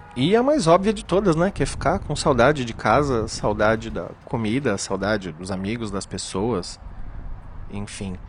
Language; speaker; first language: Portuguese; native; Portuguese